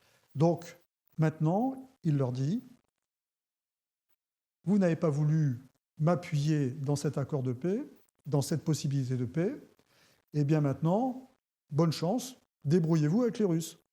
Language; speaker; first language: French; native; French